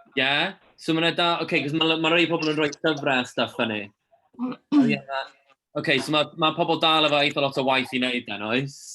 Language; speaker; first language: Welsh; native; Welsh